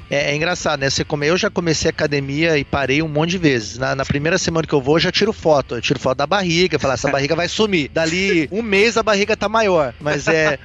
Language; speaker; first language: Portuguese; native; Portuguese